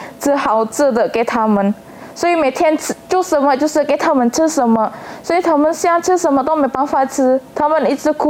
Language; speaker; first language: Chinese; non-native, learner; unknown